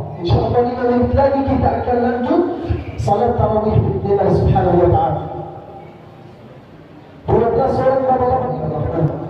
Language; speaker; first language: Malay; non-native, fluent; Arabic